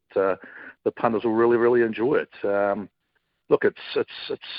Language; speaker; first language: English; native; English